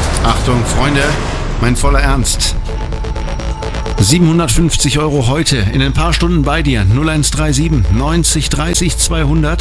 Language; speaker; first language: German; native; German